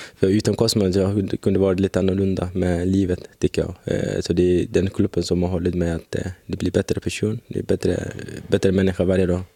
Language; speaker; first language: Swedish; early bilingual, other home language; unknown